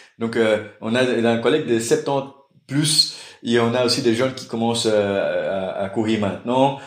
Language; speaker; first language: French; non-native, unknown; Portuguese